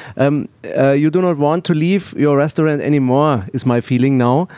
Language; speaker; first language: English; non-native, learner; German